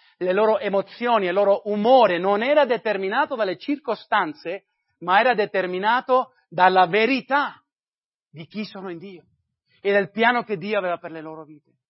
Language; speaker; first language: Italian; non-native, fluent; English